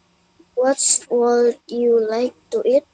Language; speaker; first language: English; non-native, learner; Indonesian